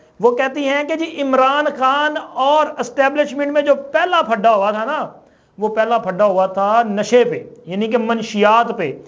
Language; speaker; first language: Urdu; non-native, local second language; Punjabi